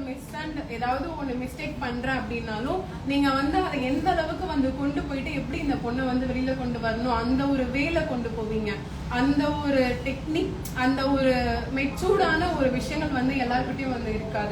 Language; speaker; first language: Tamil; native; Tamil